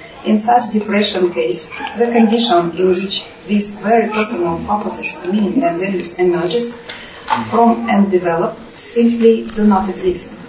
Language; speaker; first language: English; non-native, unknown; Russian